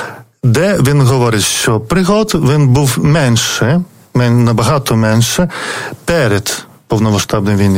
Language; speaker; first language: Ukrainian; non-native, fluent; Lithuanian